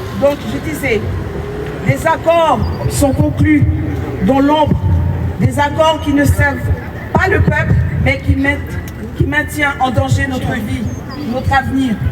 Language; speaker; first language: French; non-native, local second language; Haitian Creole